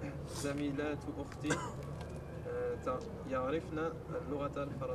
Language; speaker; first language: Arabic; non-native, learner; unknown